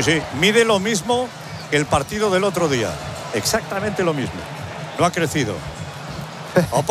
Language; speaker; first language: Spanish; native; Spanish